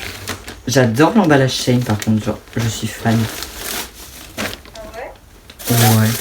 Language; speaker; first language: French; native; French